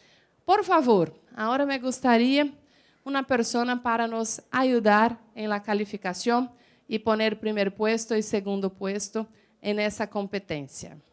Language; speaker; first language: Spanish; non-native, fluent; Portuguese